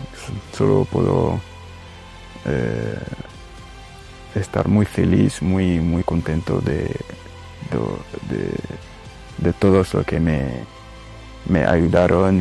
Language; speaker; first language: Spanish; non-native, fluent; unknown